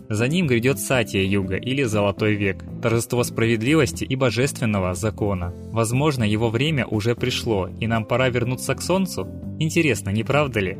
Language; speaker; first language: Russian; native; Russian